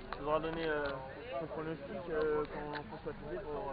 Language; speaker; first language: French; native; French